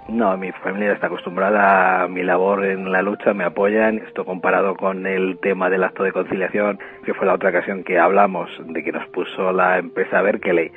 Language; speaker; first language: Spanish; native; Spanish